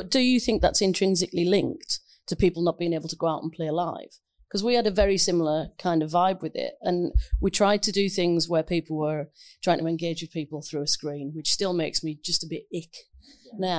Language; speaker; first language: English; native; English